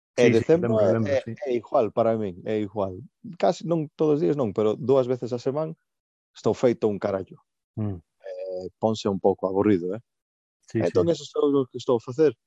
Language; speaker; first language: Galician; non-native, local second language; Spanish